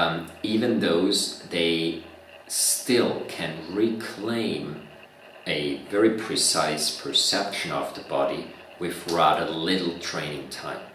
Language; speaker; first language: English; non-native, fluent; German